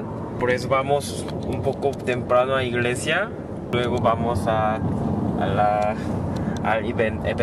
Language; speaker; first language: Spanish; non-native, learner; Korean